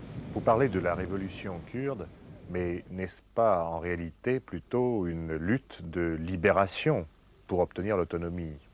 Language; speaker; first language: French; native; French